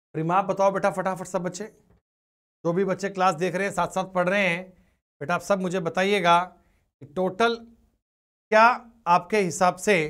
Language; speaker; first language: Hindi; native; Hindi